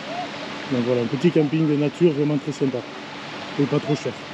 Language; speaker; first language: French; native; French